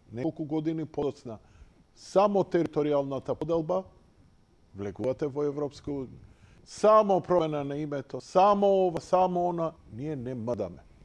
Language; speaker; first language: Macedonian; native; Macedonian